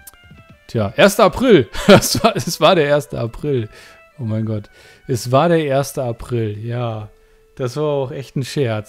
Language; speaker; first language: German; native; German